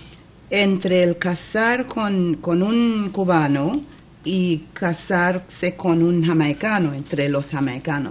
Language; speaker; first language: Spanish; non-native, fluent; English